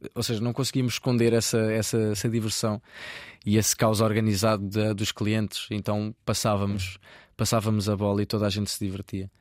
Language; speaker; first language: Portuguese; native; Portuguese